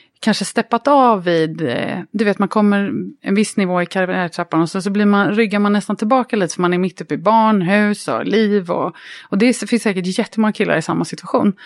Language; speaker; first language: Swedish; native; Swedish